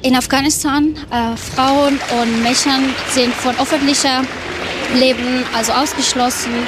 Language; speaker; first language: German; non-native, learner; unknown